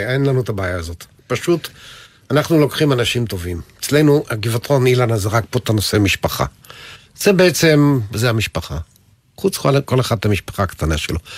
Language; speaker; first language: Hebrew; native; Hebrew